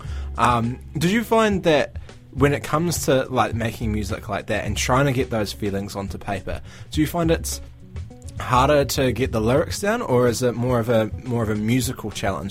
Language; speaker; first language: English; native; English